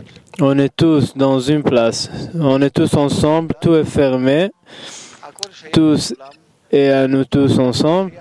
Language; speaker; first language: French; non-native, fluent; Hebrew